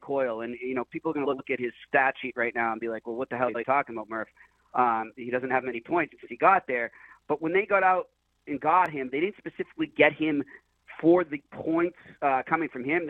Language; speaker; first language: English; native; English